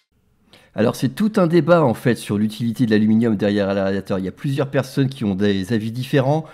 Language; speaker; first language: French; native; French